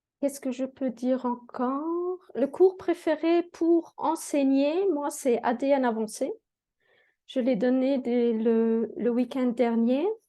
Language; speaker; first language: French; native; French